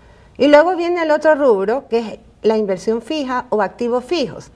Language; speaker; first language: Spanish; native; Spanish